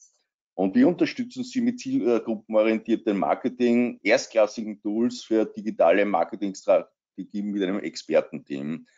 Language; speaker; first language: German; native; German